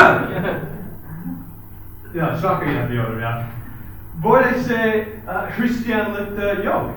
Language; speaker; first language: Turkish; non-native, fluent; English